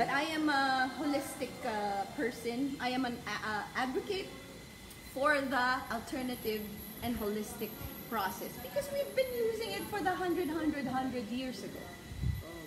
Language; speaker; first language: English; non-native, local second language; Filipino